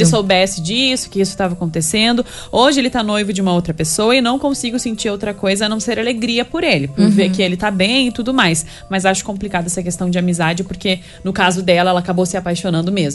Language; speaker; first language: Portuguese; native; Portuguese